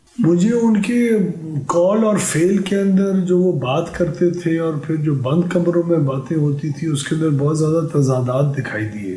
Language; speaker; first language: Urdu; non-native, local second language; Pashto